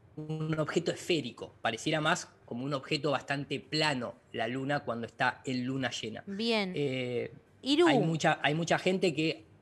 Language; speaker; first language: Spanish; native; Spanish